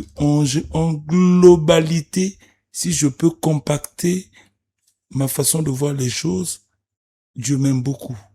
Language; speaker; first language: French; non-native, local second language; Lingala